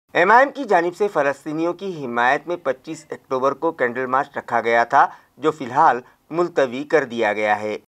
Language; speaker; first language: Hindi; non-native, local second language; Urdu